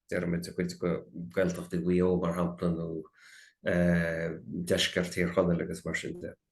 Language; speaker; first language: Irish; native; Irish